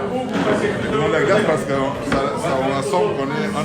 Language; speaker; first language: French; non-native, fluent; Albanian